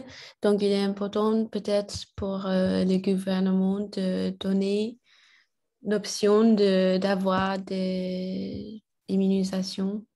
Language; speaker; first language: French; non-native, learner; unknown